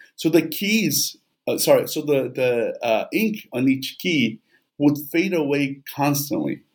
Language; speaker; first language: English; non-native, fluent; Portuguese